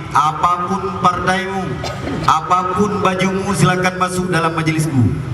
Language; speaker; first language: Malay; non-native, local second language; Achinese